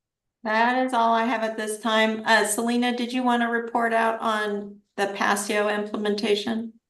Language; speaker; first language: English; native; English